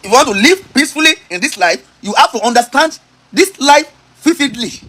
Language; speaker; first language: English; non-native, local second language; Yoruba